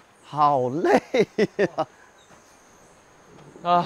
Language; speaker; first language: Chinese; native; Chinese